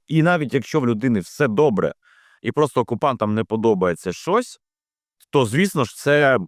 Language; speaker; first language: Ukrainian; native; Ukrainian